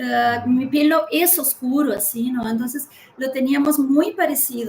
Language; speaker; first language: Spanish; early bilingual, heritage; Spanish